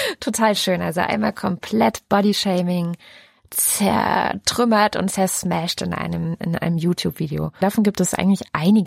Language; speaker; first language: German; native; German